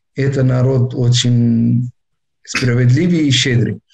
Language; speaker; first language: Russian; non-native, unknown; Arabic